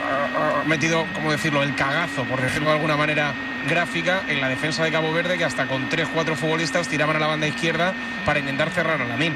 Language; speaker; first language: Spanish; native; Spanish